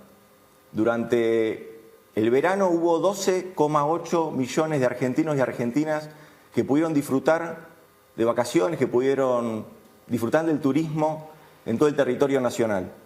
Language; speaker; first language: Spanish; native; Spanish